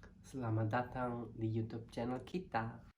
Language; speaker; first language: Indonesian; non-native, learner; German